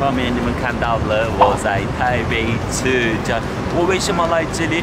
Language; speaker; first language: Chinese; non-native, learner; Turkish